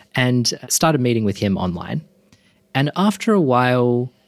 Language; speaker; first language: English; native; English